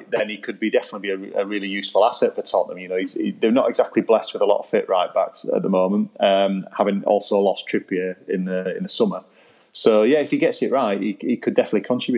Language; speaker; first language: English; native; English